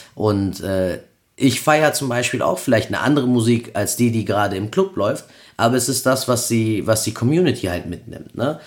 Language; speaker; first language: German; early bilingual, other home language; Spanish